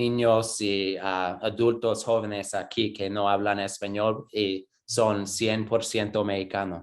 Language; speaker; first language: Spanish; non-native, fluent; English